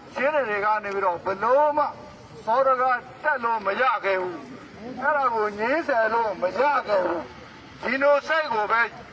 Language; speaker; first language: Burmese; non-native, local second language; Rohingya